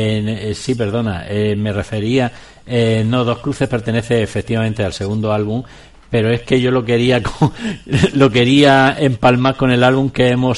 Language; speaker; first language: Spanish; native; Spanish